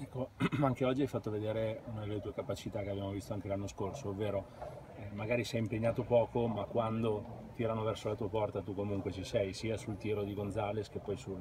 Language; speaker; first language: Italian; native; Italian